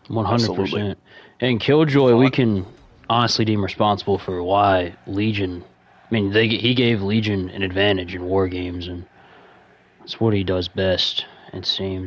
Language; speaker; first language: English; native; English